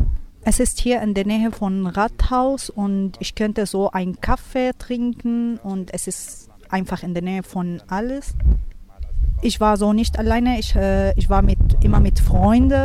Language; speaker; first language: German; non-native, learner; Arabic